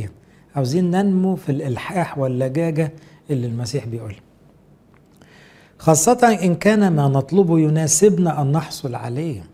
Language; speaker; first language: Arabic; native; Arabic